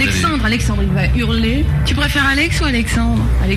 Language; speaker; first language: French; native; French